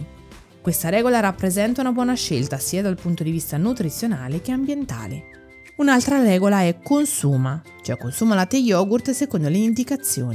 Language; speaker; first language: Italian; native; Italian